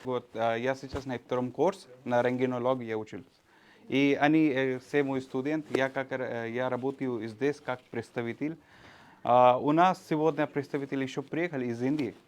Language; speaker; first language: Russian; non-native, learner; Hindi